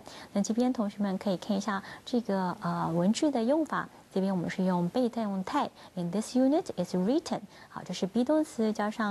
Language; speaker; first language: Chinese; native; Chinese